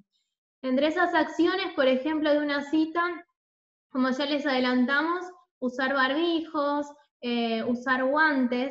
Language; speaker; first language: Spanish; native; Spanish